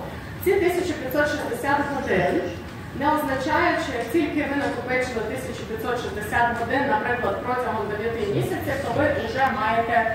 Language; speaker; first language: Ukrainian; native; Ukrainian